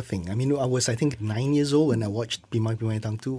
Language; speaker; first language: English; non-native, local second language; Malay